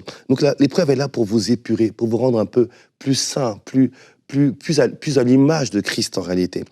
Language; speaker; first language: French; native; French